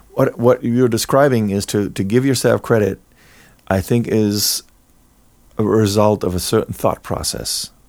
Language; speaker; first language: English; non-native, fluent; German